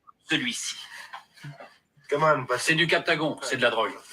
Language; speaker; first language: French; native; French